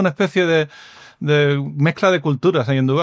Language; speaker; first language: Spanish; native; Spanish